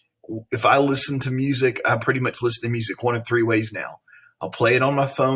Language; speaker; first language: English; native; English